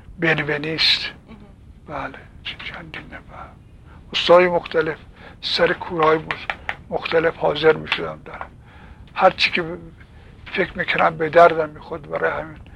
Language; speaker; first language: Persian; native; Persian